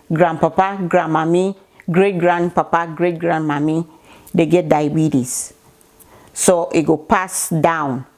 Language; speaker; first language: Nigerian Pidgin; native; Nigerian Pidgin